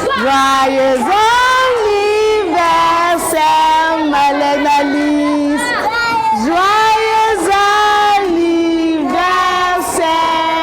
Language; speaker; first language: French; native; French